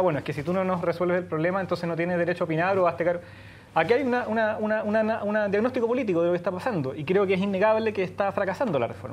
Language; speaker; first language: Spanish; native; Spanish